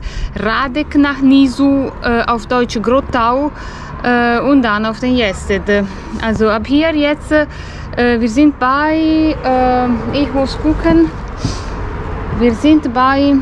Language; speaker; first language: German; non-native, fluent; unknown